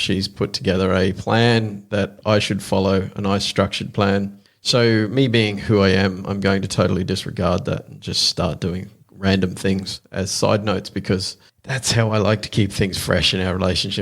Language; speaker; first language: English; native; English